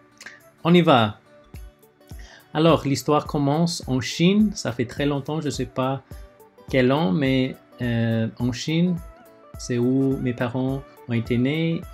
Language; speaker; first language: French; early bilingual, other home language; Chinese